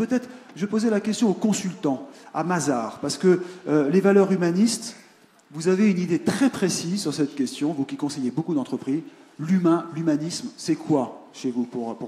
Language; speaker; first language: French; native; French